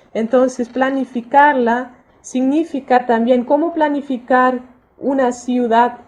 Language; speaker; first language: Spanish; non-native, fluent; German